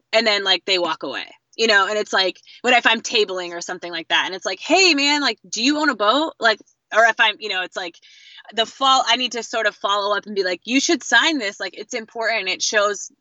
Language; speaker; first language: English; native; English